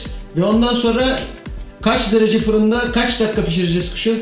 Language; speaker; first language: Turkish; native; Turkish